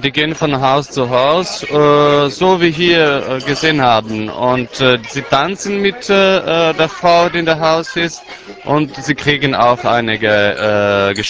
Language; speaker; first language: German; non-native, learner; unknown